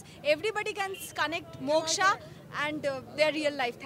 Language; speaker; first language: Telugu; non-native, learner; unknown